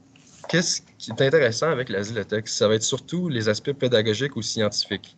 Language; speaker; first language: French; native; French